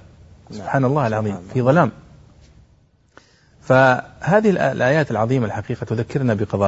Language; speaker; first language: Arabic; native; Arabic